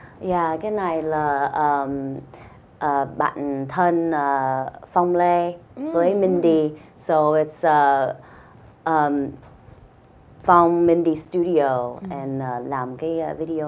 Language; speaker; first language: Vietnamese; early bilingual, heritage; Vietnamese